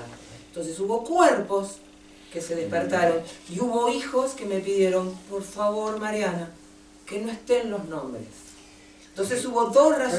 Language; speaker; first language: Spanish; native; Spanish